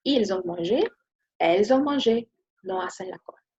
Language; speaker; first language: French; non-native, fluent; Spanish